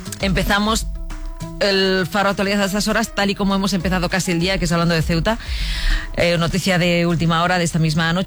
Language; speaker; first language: Spanish; native; Spanish